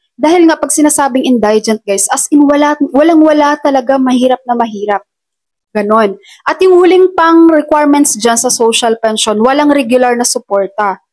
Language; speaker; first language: Filipino; non-native, local second language; Cebuano